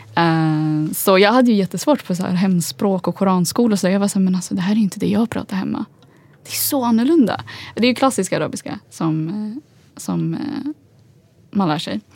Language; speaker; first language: Swedish; early bilingual, other home language; Arabic